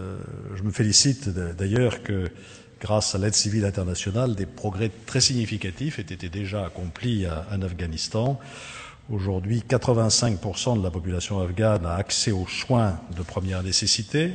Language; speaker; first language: French; native; French